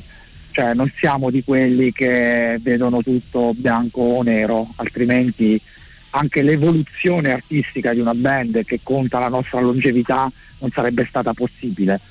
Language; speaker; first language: Italian; native; Italian